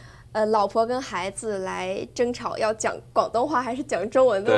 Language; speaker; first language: Chinese; native; Chinese